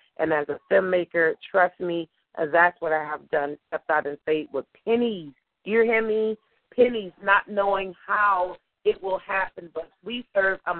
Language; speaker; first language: English; native; English